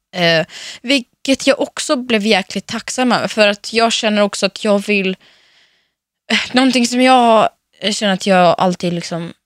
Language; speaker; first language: Swedish; early bilingual, other home language; Russian